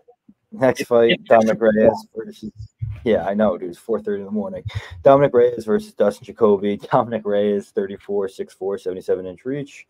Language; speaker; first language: English; native; English